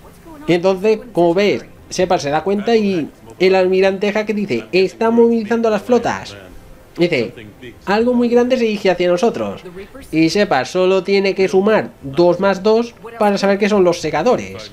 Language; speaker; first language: Spanish; native; Spanish